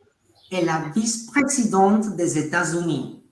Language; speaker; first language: French; non-native, fluent; Spanish